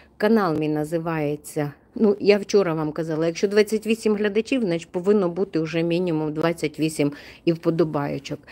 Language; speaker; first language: Ukrainian; non-native, local second language; Russian